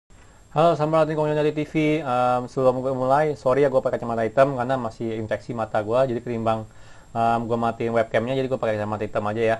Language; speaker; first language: Indonesian; native; Indonesian